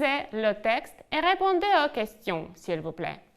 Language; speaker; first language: French; non-native, fluent; Ukrainian